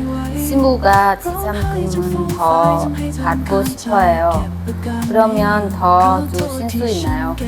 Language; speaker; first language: Korean; non-native, learner; Lao